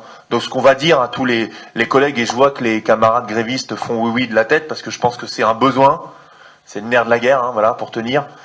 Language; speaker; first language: French; native; French